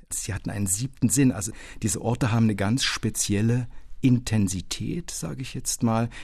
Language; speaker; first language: German; native; German